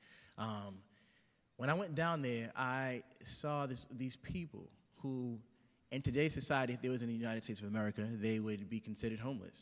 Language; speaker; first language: English; native; English